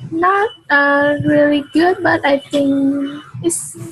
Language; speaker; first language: English; non-native, learner; Vietnamese